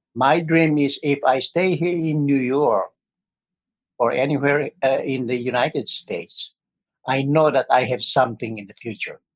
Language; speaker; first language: English; non-native, local second language; Filipino